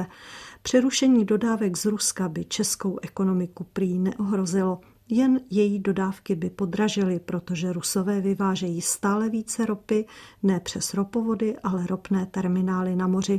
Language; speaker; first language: Czech; native; Czech